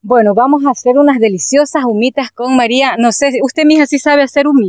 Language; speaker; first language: Spanish; native; Spanish